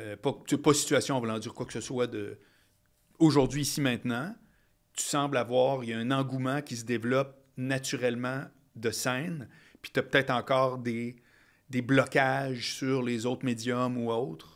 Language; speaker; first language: French; native; French